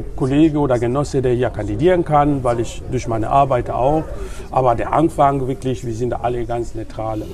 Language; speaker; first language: German; non-native, learner; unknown